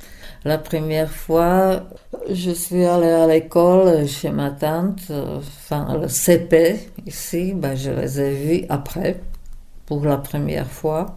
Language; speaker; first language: French; non-native, fluent; Czech